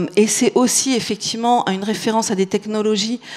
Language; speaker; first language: French; native; French